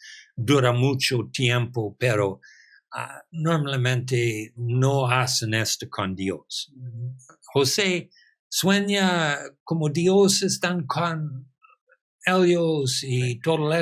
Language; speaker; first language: Spanish; non-native, fluent; English